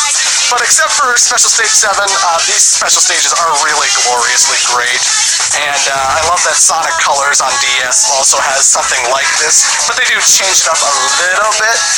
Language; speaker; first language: English; native; English